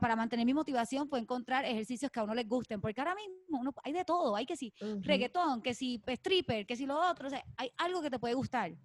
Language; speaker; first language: Spanish; native; Spanish